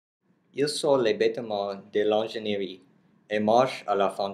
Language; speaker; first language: French; non-native, learner; English